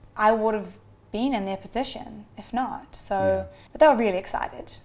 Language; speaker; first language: English; native; English